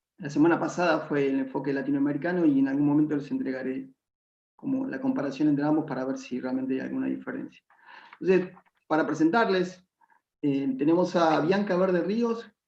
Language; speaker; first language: Spanish; native; Spanish